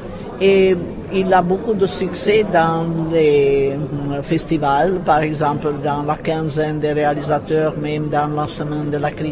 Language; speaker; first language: French; non-native, fluent; Czech